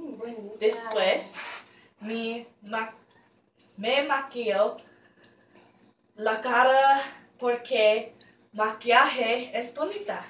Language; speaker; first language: Spanish; non-native, learner; English